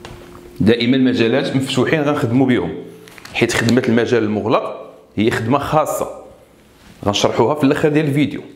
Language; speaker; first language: Arabic; native; Arabic